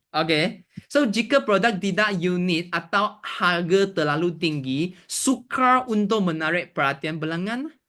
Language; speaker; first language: Malay; non-native, local second language; Chinese